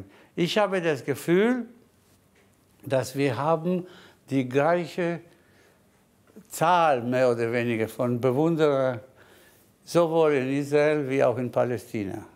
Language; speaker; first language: German; non-native, fluent; Spanish